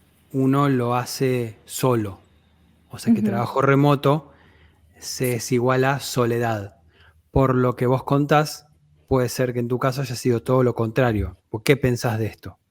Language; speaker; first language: Spanish; native; Spanish